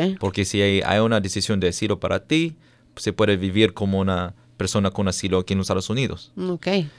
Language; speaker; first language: Spanish; non-native, fluent; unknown